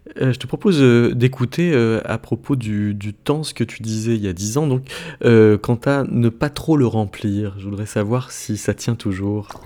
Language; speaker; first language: French; native; French